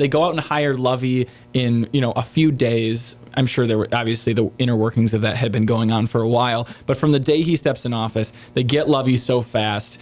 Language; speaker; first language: English; native; English